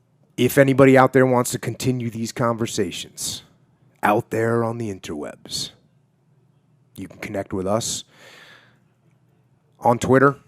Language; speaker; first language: English; native; English